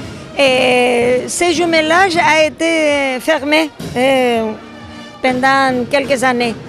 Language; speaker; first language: French; non-native, local second language; Basque